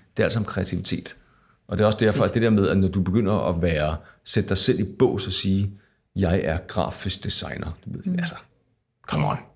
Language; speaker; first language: Danish; native; Danish